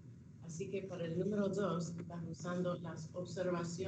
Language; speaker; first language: Spanish; non-native, fluent; English